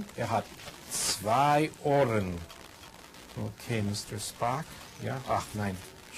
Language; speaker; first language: German; non-native, fluent; English